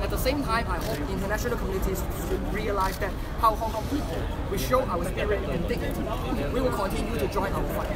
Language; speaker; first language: English; non-native, local second language; Cantonese